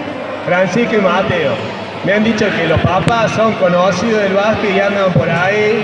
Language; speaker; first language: Spanish; native; Spanish